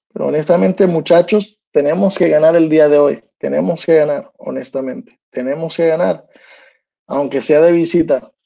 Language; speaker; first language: Spanish; early bilingual, heritage; Spanish